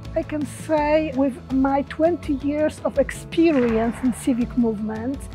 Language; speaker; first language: English; non-native, learner; Polish